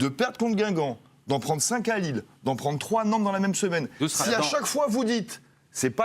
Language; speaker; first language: French; native; French